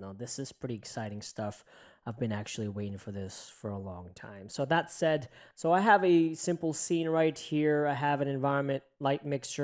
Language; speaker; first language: English; native; English